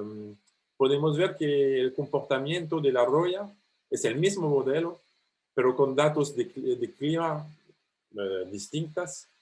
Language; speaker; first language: Spanish; non-native, fluent; French